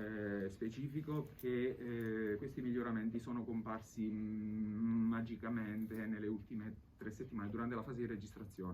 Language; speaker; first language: Italian; native; Italian